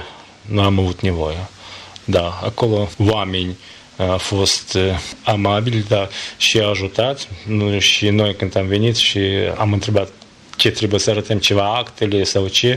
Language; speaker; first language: Romanian; non-native, learner; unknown